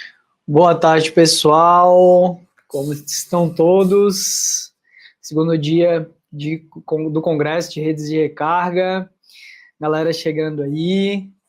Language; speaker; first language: Portuguese; native; Portuguese